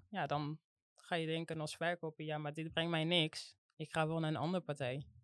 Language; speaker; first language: Dutch; non-native, fluent; French